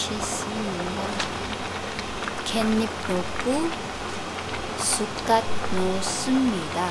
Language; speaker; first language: Korean; non-native, learner; Filipino